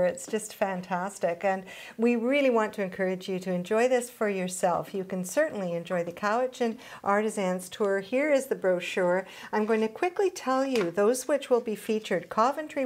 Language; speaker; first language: English; native; English